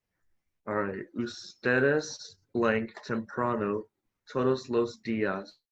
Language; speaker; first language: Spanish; non-native, learner; English